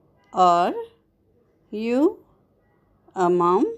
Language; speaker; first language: English; non-native, fluent; Arabic